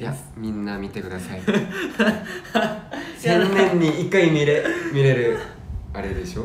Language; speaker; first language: Japanese; non-native, fluent; Korean